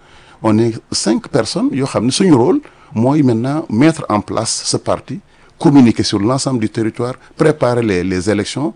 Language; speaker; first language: French; non-native, local second language; Wolof